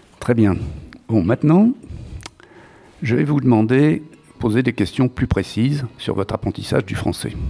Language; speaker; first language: French; native; French